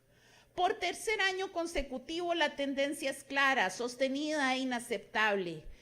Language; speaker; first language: Spanish; native; Spanish